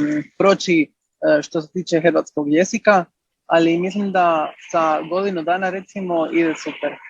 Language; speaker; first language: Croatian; early bilingual, heritage; Spanish